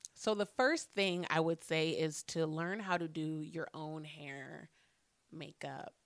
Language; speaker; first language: English; native; English